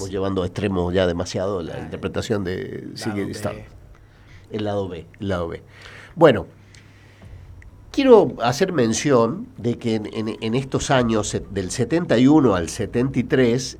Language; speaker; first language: Spanish; native; Spanish